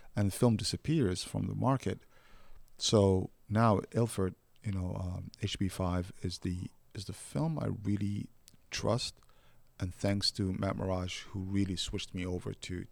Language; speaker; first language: English; non-native, fluent; Somali